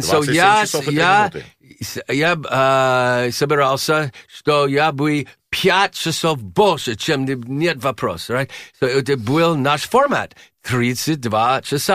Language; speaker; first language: Russian; non-native, learner; English